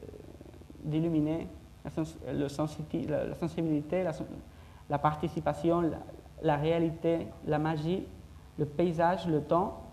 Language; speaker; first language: French; non-native, fluent; Spanish